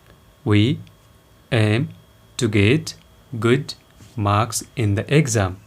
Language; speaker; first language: English; non-native, local second language; Nepali